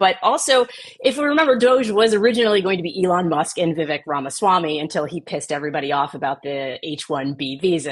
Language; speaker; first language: English; native; English